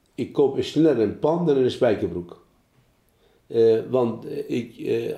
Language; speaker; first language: Dutch; non-native, fluent; Persian